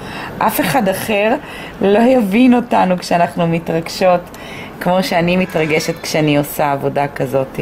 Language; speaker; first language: Hebrew; native; Hebrew